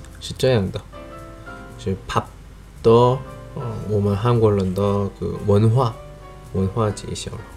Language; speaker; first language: Chinese; non-native, learner; Korean